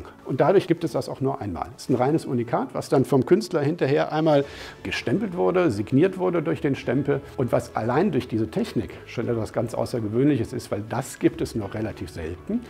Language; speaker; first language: German; native; German